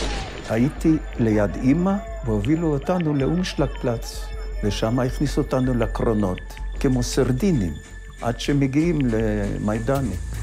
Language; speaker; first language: Hebrew; non-native, fluent; Yiddish